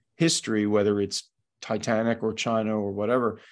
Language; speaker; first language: English; native; English